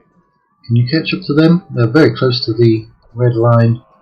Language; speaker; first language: English; native; English